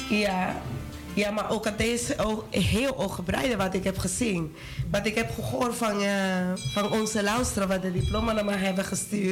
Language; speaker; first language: Dutch; non-native, learner; Spanish